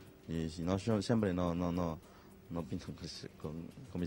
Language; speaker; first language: Spanish; non-native, learner; Chinese